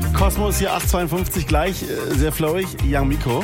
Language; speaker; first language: German; native; German